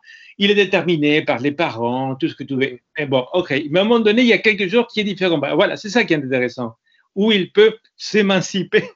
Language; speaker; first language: French; non-native, fluent; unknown